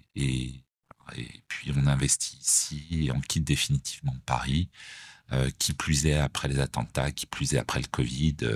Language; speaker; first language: French; native; French